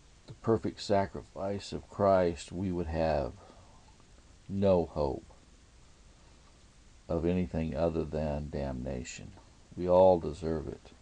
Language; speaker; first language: English; native; English